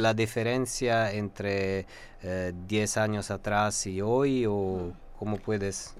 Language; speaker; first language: Spanish; non-native, learner; Italian